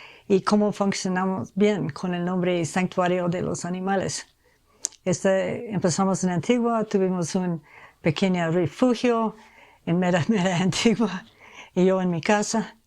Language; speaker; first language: Spanish; non-native, fluent; English